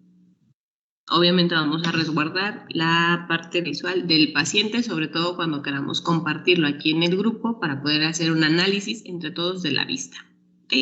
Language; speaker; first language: Spanish; native; Spanish